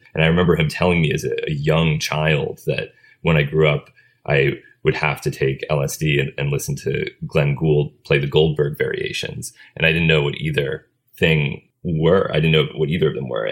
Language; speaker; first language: English; native; English